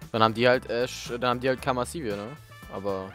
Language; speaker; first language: German; native; German